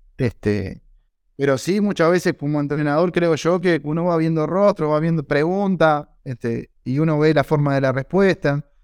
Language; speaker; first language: Spanish; native; Spanish